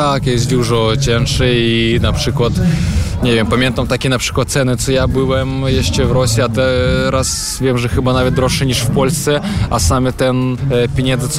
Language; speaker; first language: Polish; non-native, learner; Russian